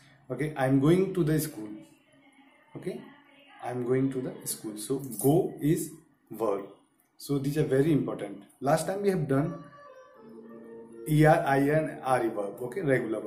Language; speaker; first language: English; non-native, local second language; Hindi